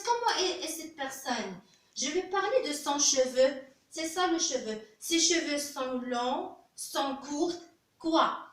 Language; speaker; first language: French; non-native, local second language; Arabic